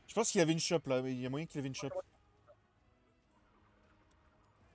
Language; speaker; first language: French; native; French